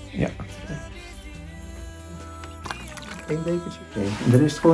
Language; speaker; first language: Dutch; native; Dutch